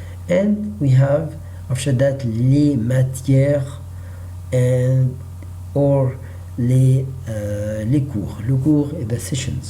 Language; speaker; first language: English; non-native, learner; Arabic